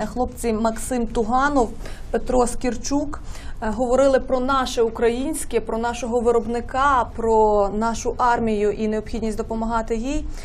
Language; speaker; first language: Ukrainian; native; Ukrainian